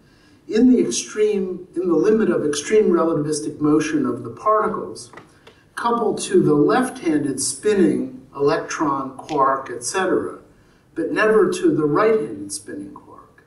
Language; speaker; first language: English; native; English